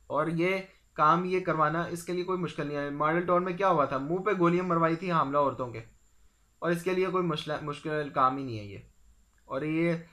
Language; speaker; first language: Urdu; non-native, local second language; Punjabi